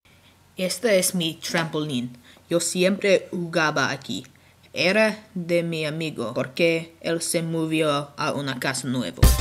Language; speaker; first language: Spanish; non-native, learner; English